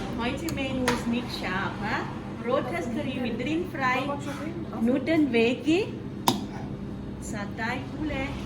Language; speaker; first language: German; non-native, learner; Thai